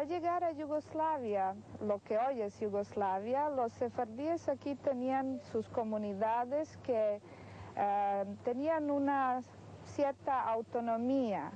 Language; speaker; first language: Spanish; early bilingual, heritage; Ladino